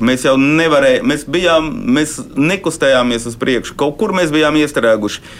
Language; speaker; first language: Latvian; native; Latvian